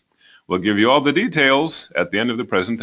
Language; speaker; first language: English; native; English